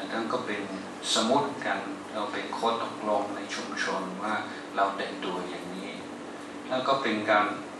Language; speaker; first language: Thai; non-native, fluent; English